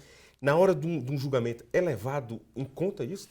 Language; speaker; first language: Portuguese; native; Portuguese